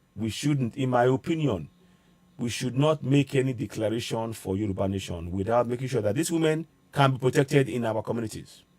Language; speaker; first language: English; non-native, local second language; Yoruba